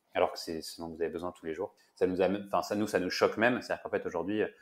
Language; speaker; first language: French; native; French